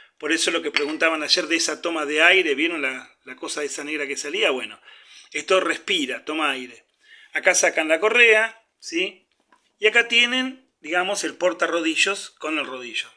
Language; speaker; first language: Spanish; native; Spanish